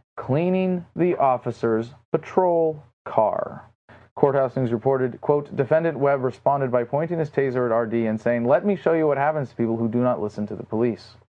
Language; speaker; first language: English; native; English